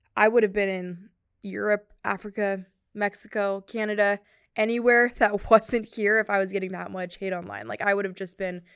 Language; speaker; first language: English; native; English